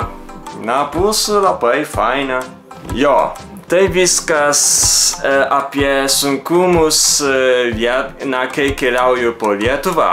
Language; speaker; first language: Lithuanian; non-native, fluent; Japanese